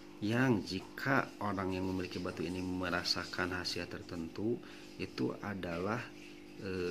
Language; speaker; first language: Indonesian; non-native, local second language; Sundanese